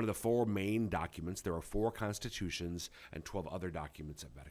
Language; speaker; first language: English; native; English